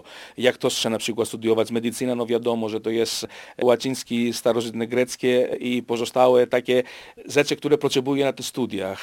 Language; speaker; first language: Polish; non-native, fluent; Greek